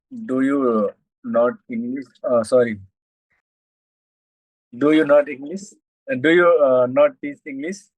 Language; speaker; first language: English; non-native, learner; Hindi